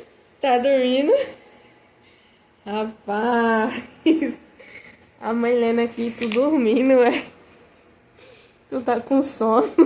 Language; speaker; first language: Portuguese; native; Portuguese